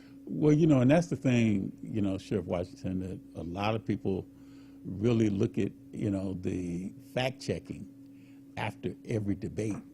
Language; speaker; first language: English; native; English